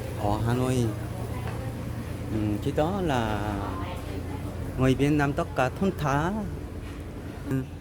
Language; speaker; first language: Vietnamese; non-native, learner; Korean